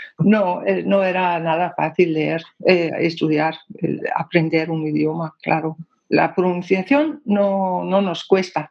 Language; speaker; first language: Spanish; non-native, fluent; Danish